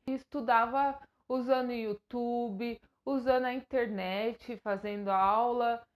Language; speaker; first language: Portuguese; native; Portuguese